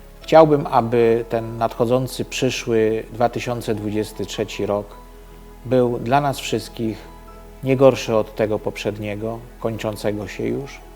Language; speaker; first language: Polish; native; Polish